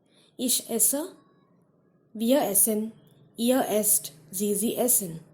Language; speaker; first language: German; non-native, fluent; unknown